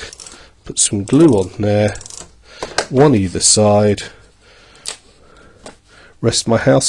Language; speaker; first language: English; native; English